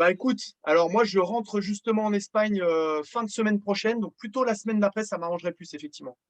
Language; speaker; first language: French; native; French